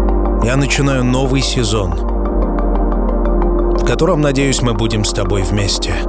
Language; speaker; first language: Russian; native; Russian